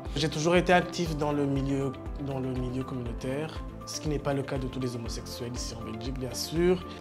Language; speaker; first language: French; non-native, local second language; Rundi